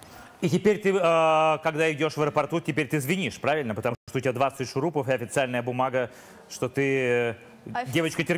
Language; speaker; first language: Russian; native; Russian